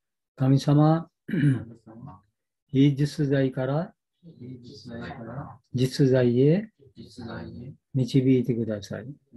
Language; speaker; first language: Japanese; non-native, learner; Bangla